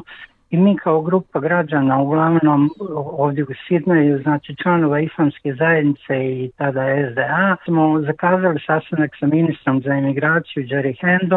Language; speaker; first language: Croatian; native; Croatian